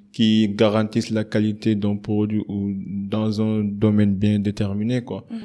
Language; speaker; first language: French; non-native, local second language; Wolof